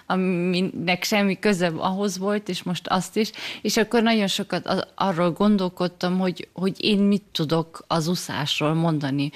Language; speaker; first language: Hungarian; early bilingual, heritage; German